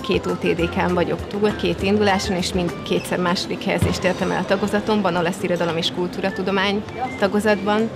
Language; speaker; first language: Hungarian; native; Hungarian